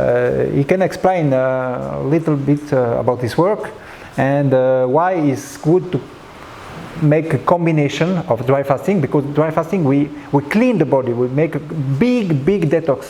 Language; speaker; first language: English; non-native, learner; French